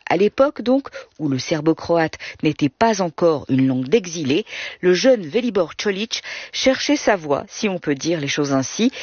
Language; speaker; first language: French; native; French